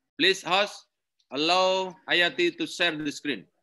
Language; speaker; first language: English; non-native, learner; Indonesian